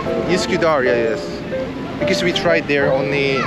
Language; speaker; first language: English; non-native, learner; Korean